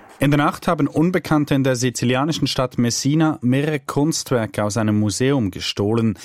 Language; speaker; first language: German; native; German